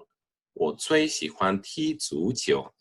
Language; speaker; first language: Chinese; non-native, fluent; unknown